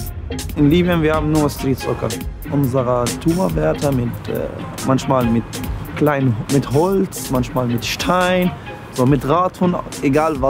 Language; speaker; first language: German; non-native, learner; Arabic